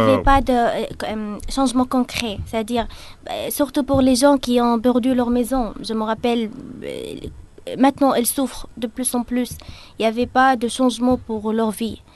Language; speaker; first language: French; non-native, fluent; Arabic